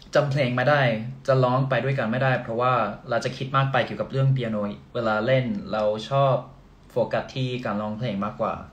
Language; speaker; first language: Thai; early bilingual, heritage; Thai